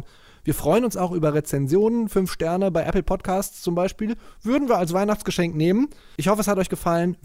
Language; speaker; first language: German; native; German